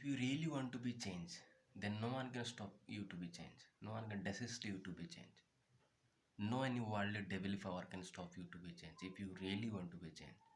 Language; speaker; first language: English; non-native, local second language; Odia